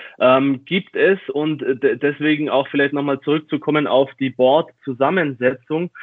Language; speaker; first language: German; native; German